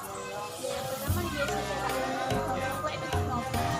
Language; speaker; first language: Indonesian; non-native, local second language; Javanese